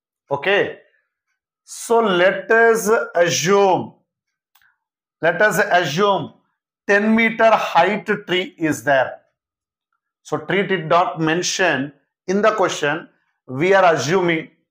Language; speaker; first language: English; non-native, local second language; Telugu